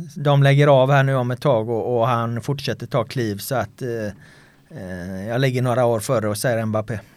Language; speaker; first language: Swedish; native; Swedish